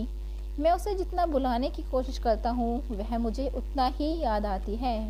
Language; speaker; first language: Hindi; native; Hindi